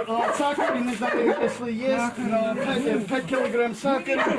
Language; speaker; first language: Russian; non-native, learner; English